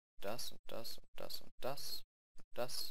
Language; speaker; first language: German; native; German